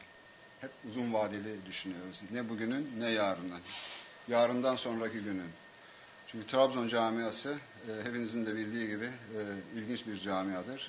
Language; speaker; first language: Turkish; native; Turkish